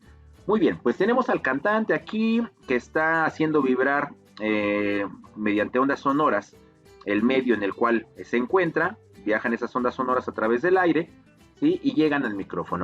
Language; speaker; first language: Spanish; native; Spanish